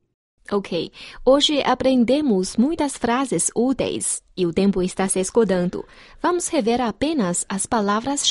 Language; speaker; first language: Portuguese; non-native, fluent; Chinese